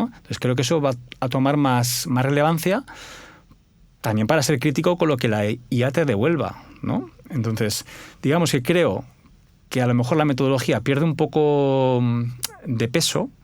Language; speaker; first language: Spanish; native; Spanish